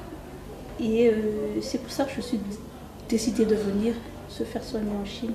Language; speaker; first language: French; non-native, local second language; Malagasy